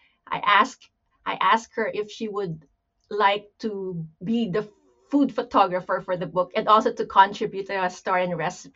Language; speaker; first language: English; non-native, local second language; Pampanga